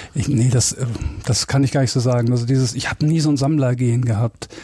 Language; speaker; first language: German; native; German